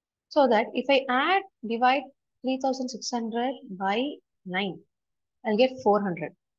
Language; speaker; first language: English; non-native, local second language; Tamil